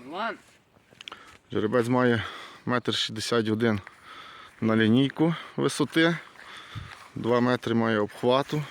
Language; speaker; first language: Ukrainian; native; Ukrainian